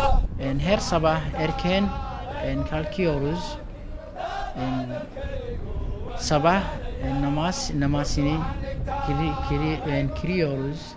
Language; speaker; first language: Turkish; non-native, learner; Somali